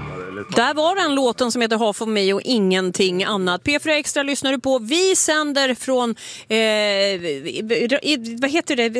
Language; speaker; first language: Swedish; native; Swedish